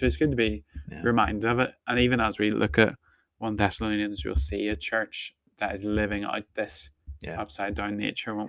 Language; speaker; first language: English; native; English